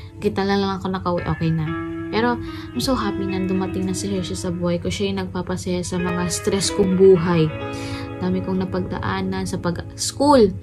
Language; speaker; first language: Filipino; native; Filipino